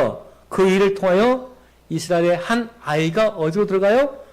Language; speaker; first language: Korean; native; Korean